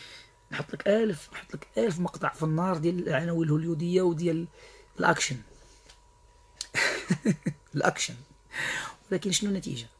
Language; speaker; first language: Arabic; native; Arabic